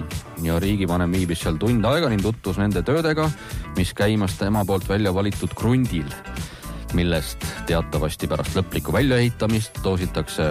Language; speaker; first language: Estonian; native; Estonian